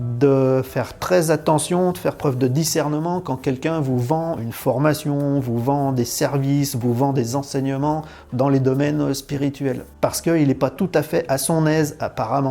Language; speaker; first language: French; native; French